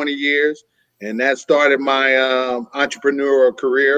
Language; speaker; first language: English; native; English